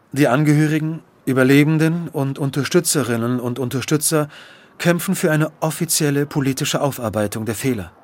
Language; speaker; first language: German; native; German